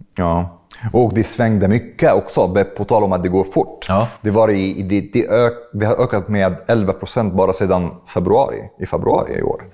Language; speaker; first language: Swedish; non-native, fluent; Arabic